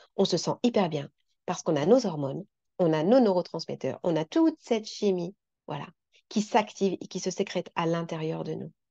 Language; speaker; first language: French; native; French